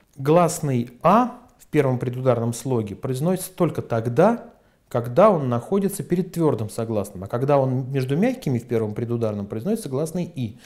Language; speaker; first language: Russian; native; Russian